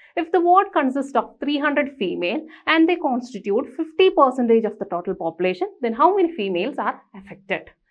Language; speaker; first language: English; non-native, local second language; Malayalam